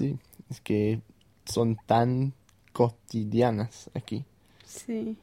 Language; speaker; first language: Spanish; non-native, fluent; English